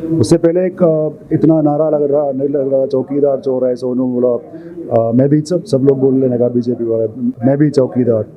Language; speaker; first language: Hindi; non-native, local second language; Malayalam